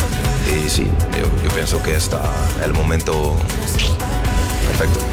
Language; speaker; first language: Spanish; non-native, learner; French